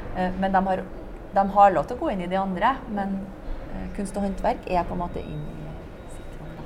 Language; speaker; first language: Norwegian; native; Norwegian